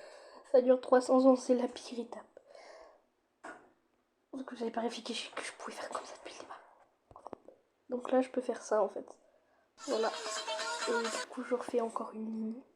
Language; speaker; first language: French; native; French